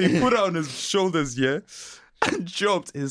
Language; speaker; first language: English; native; English